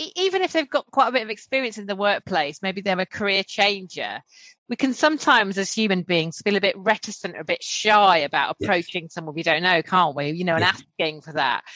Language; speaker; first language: English; native; English